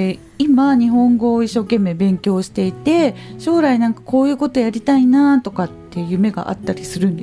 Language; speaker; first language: Japanese; native; Japanese